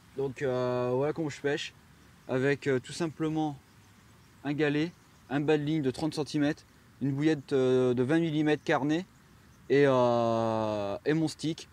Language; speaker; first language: French; native; French